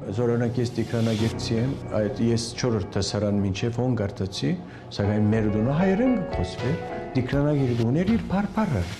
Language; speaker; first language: Armenian; native; Armenian